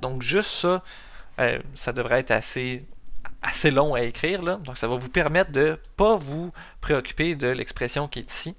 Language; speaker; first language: French; native; French